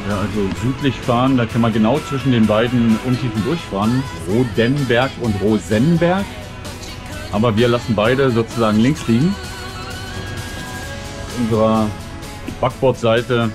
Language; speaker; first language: German; native; German